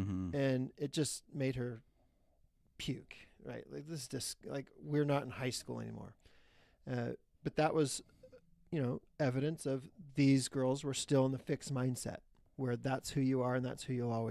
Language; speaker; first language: English; native; English